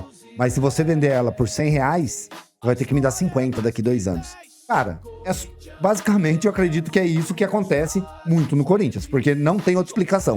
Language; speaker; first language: Portuguese; native; Portuguese